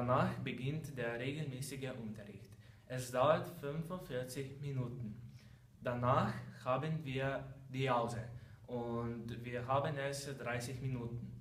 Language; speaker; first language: German; non-native, learner; Slovenian